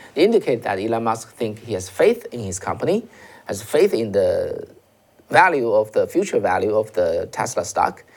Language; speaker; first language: English; non-native, fluent; Chinese